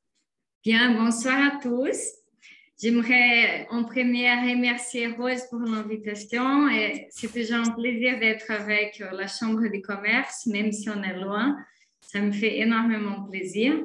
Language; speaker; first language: French; non-native, fluent; Portuguese